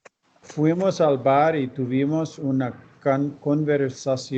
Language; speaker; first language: Spanish; non-native, learner; English